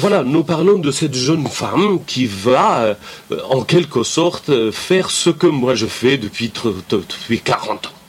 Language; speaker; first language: French; non-native, fluent; Persian